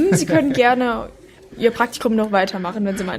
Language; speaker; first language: German; native; German